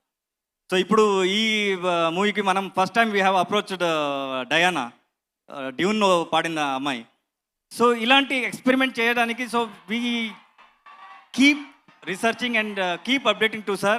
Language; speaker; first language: Telugu; non-native, learner; Kannada